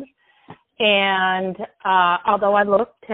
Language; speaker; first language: English; native; English